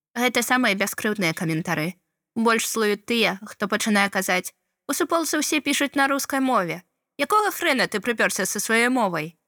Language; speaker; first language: Belarusian; non-native, local second language; Russian